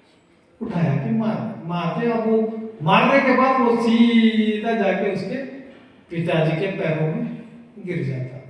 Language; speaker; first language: Hindi; non-native, local second language; Kannada